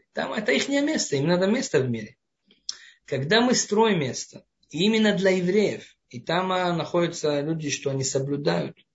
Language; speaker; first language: Russian; non-native, fluent; Hebrew